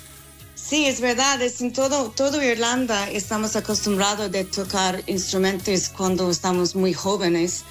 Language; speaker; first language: Spanish; non-native, fluent; English